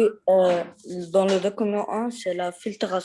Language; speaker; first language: French; non-native, local second language; Arabic